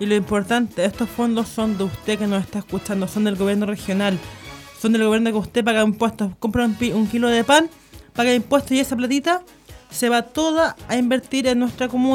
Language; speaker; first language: Spanish; native; Spanish